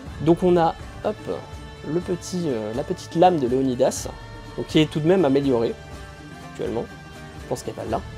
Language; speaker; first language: French; native; French